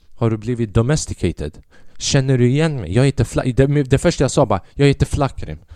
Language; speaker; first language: Swedish; early bilingual, other home language; Albanian